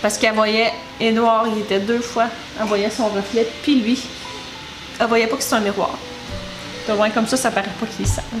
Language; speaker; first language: French; native; French